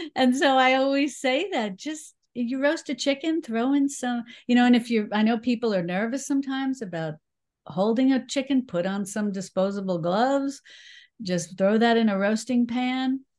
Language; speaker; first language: English; native; English